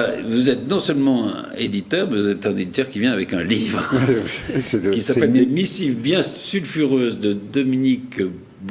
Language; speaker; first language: French; native; French